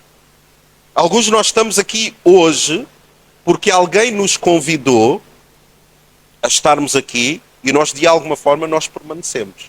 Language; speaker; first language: Portuguese; native; Portuguese